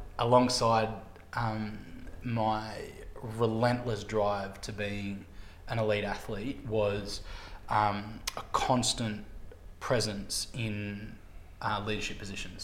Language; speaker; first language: English; native; English